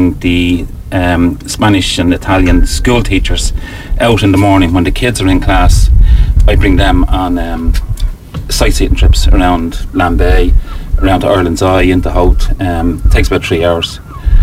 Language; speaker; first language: English; native; English